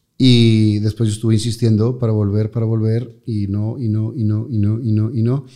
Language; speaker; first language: Spanish; native; Spanish